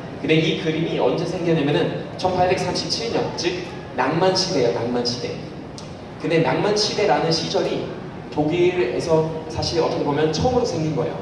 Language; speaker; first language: Korean; non-native, fluent; German